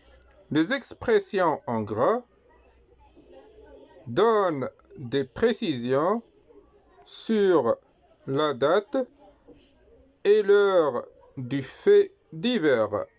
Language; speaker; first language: French; non-native, local second language; Arabic